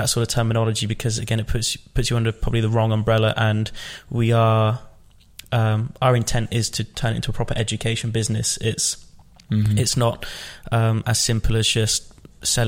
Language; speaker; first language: English; native; English